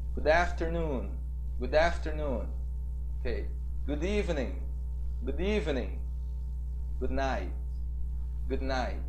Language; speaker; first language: English; non-native, fluent; Portuguese